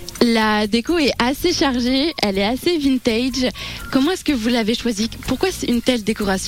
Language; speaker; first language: French; native; French